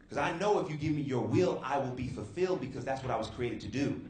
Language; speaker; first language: English; native; English